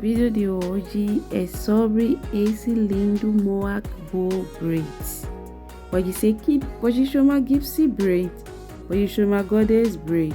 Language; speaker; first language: Portuguese; non-native, learner; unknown